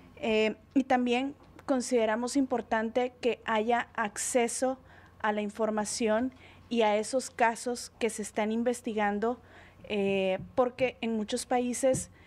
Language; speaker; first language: Spanish; native; Spanish